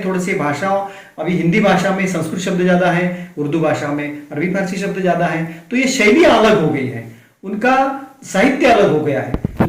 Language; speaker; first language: Hindi; non-native, local second language; Konkani